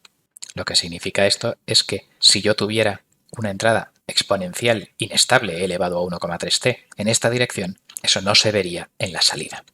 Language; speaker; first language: Spanish; native; Spanish